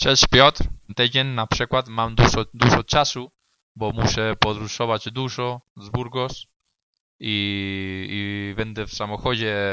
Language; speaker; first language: Polish; non-native, learner; Spanish